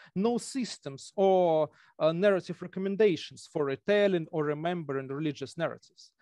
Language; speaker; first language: English; non-native, fluent; Russian